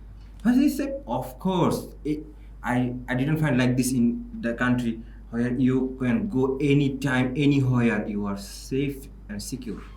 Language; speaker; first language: English; non-native, local second language; Bangla